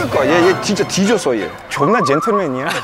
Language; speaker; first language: Korean; non-native, learner; English